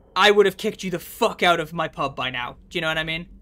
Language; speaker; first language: English; native; English